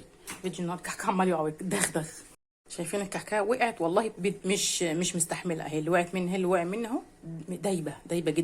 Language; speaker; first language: Arabic; native; Arabic